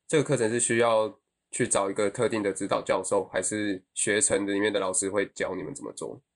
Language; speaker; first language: Chinese; native; Chinese